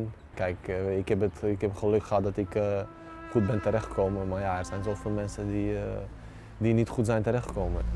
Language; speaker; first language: Dutch; early bilingual, other home language; Bosnian